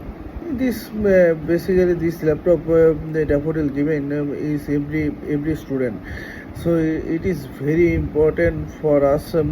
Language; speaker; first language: English; non-native, learner; Bangla